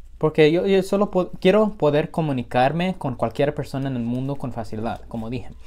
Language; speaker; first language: Spanish; early bilingual, heritage; Spanish